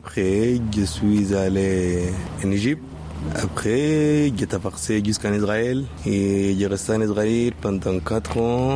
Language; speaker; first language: French; non-native, learner; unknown